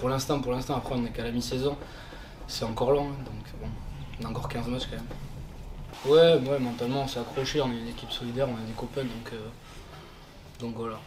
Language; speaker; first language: French; native; French